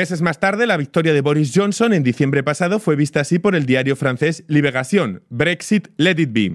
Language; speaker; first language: Spanish; native; Spanish